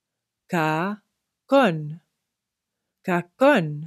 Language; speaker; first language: Greek; non-native, fluent; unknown